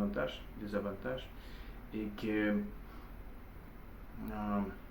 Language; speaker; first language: French; non-native, learner; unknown